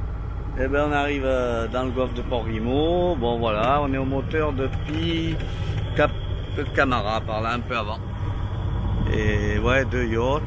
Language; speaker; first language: French; native; French